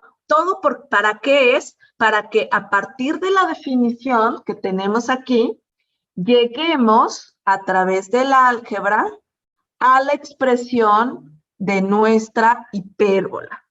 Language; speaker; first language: Spanish; native; Spanish